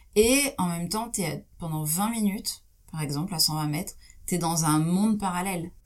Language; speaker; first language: French; native; French